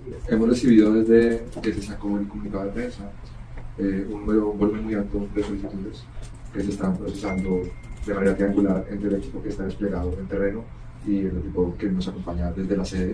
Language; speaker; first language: Spanish; native; Spanish